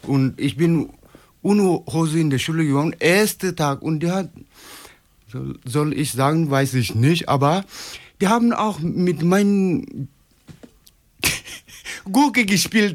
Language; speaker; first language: German; non-native, fluent; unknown